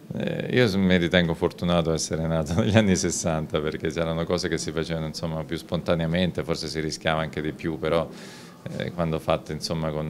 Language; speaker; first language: Italian; native; Italian